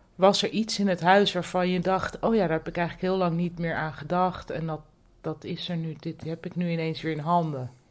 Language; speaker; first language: Dutch; native; Dutch